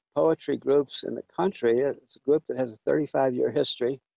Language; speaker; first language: English; native; English